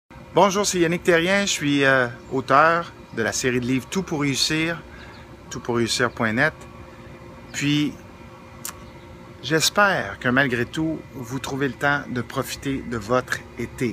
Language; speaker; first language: French; native; French